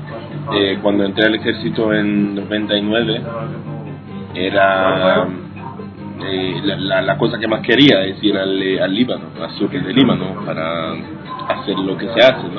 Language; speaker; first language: Spanish; non-native, fluent; Hebrew